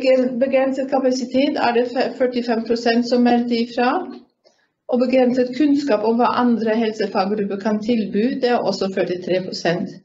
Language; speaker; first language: Norwegian; non-native, fluent; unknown